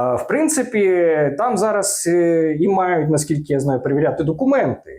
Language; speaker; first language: Ukrainian; non-native, local second language; Russian